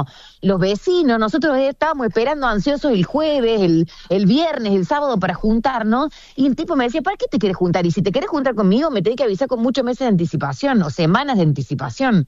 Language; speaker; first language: Spanish; native; Spanish